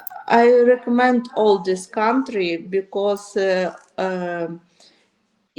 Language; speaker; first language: English; non-native, learner; Ukrainian